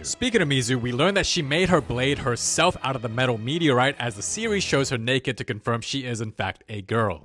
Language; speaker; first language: English; native; English